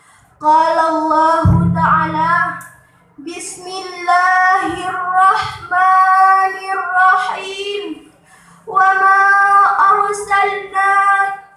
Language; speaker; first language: Arabic; non-native, learner; Achinese